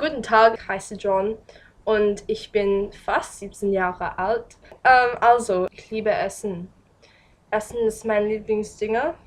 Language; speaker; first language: German; non-native, learner; English